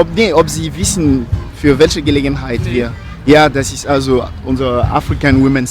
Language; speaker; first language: German; non-native, fluent; French